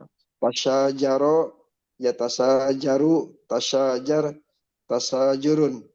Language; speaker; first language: Arabic; non-native, learner; Indonesian